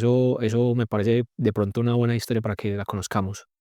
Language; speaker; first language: Spanish; native; Spanish